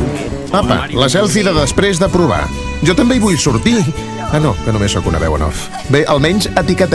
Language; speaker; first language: Catalan; native; Catalan